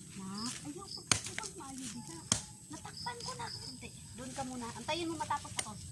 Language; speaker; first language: Filipino; non-native, local second language; Cebuano